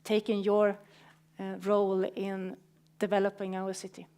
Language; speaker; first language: English; non-native, fluent; Swedish